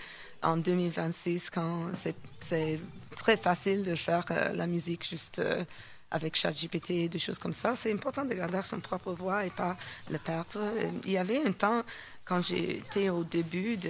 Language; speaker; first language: French; non-native, fluent; English